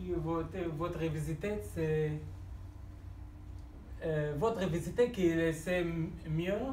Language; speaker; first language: French; non-native, learner; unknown